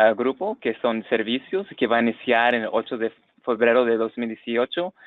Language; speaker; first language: Spanish; non-native, fluent; English